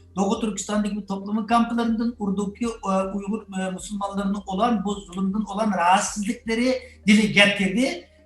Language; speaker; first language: Turkish; non-native, fluent; Chinese